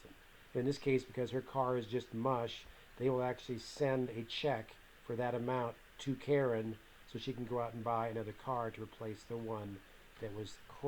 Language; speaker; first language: English; native; English